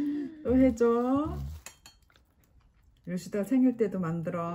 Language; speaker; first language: Korean; native; Korean